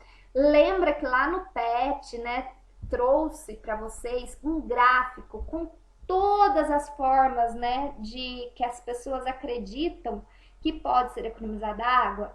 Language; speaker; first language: Portuguese; native; Portuguese